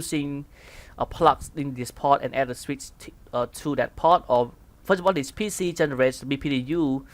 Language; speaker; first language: English; non-native, fluent; Khmer